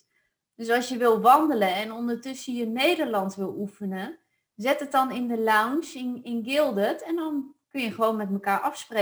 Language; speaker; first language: Dutch; native; Dutch